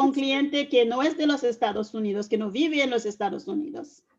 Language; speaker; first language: Spanish; non-native, fluent; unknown